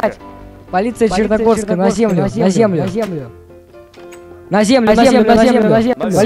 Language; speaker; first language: Russian; native; Russian